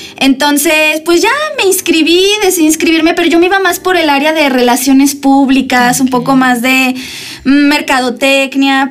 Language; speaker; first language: Spanish; native; Spanish